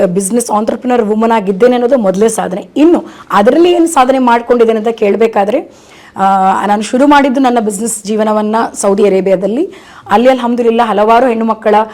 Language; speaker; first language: Kannada; non-native, local second language; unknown